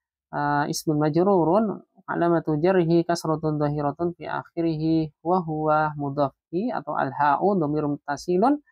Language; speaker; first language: Arabic; non-native, fluent; Indonesian